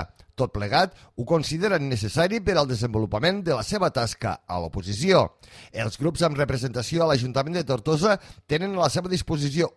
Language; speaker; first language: Catalan; native; Catalan